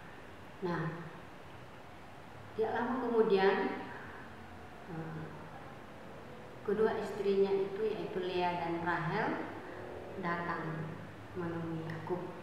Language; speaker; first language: Indonesian; native; Indonesian